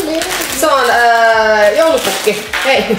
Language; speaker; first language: Finnish; native; Finnish